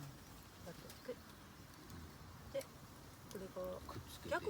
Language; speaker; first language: Japanese; native; Japanese